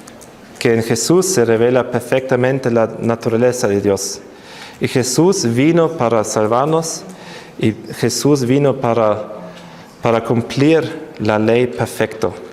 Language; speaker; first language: Spanish; non-native, fluent; German